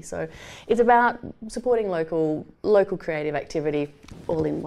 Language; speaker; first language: English; native; English